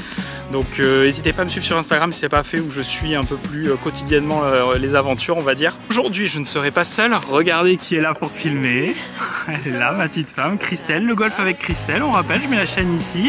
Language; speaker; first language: French; native; French